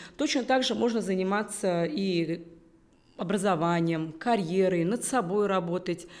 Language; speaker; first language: Russian; non-native, local second language; Uzbek